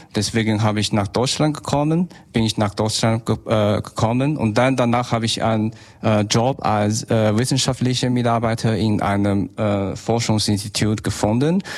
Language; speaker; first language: German; non-native, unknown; Vietnamese